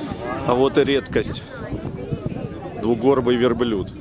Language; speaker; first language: Russian; native; Russian